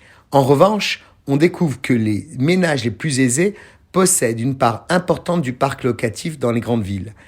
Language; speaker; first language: French; native; French